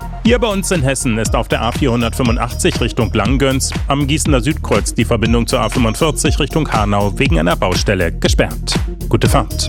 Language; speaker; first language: German; native; German